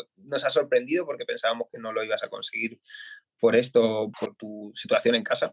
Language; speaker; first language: Spanish; native; Spanish